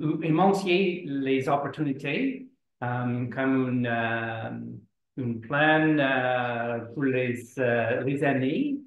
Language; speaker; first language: French; non-native, learner; English